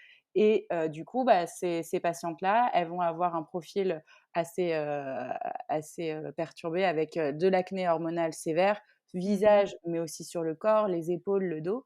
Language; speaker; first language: French; native; French